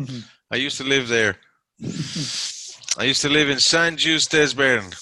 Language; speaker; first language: English; native; English